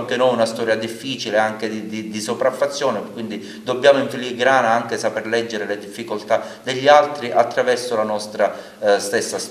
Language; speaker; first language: Italian; native; Italian